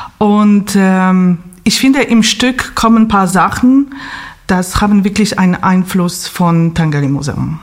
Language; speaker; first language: German; non-native, fluent; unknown